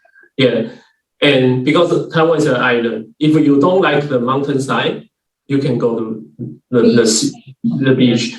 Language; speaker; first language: English; non-native, learner; Chinese